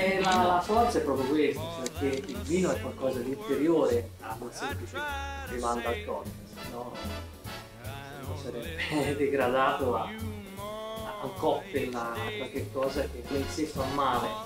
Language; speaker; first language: Italian; native; Italian